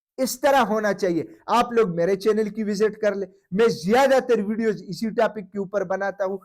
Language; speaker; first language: Urdu; non-native, local second language; Pashto